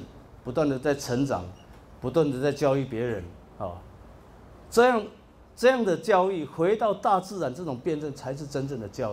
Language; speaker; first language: Chinese; native; Chinese